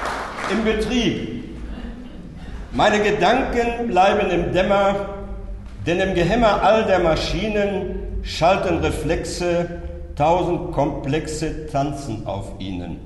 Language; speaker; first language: German; native; German